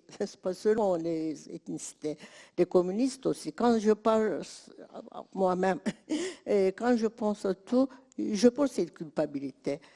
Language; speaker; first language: French; non-native, fluent; Turkish